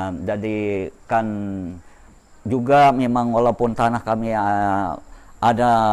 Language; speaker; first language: Indonesian; non-native, local second language; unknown